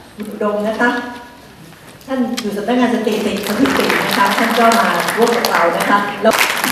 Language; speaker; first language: Thai; native; Thai